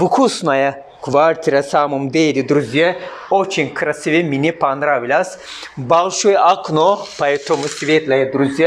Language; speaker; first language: Russian; non-native, learner; Turkish